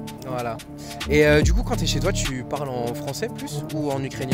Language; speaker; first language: French; native; French